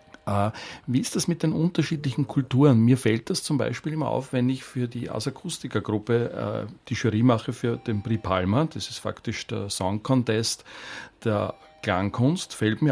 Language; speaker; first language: German; native; German